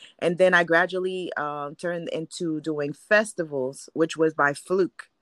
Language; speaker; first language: English; early bilingual, other home language; Haitian Creole